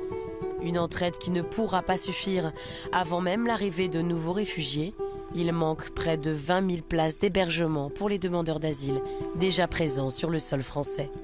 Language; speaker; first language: French; native; French